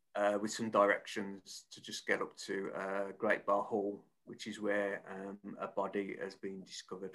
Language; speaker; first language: English; native; English